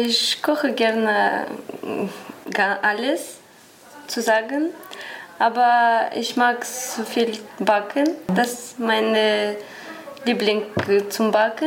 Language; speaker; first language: German; non-native, learner; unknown